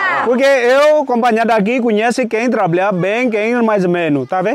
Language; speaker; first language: Portuguese; non-native, learner; Vietnamese